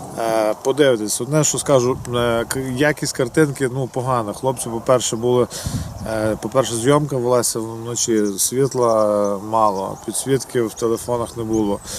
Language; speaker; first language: Ukrainian; native; Ukrainian